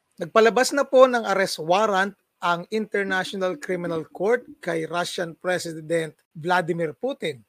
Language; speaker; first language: Filipino; non-native, local second language; Cebuano